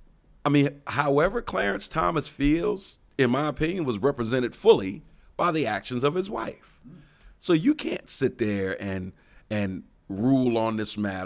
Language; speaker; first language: English; native; English